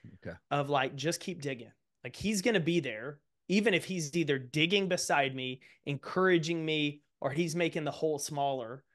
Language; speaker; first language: English; native; English